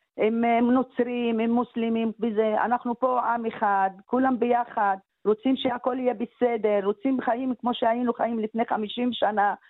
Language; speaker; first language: Hebrew; non-native, local second language; Arabic